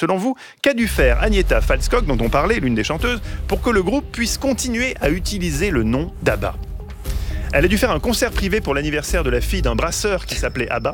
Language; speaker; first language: French; native; French